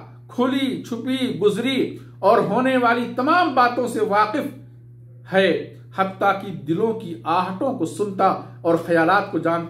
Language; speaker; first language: Urdu; native; Urdu